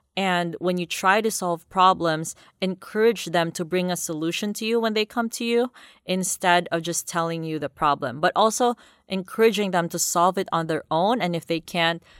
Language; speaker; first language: English; non-native, local second language; Cebuano